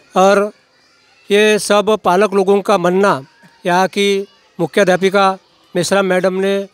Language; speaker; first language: Hindi; non-native, local second language; Marathi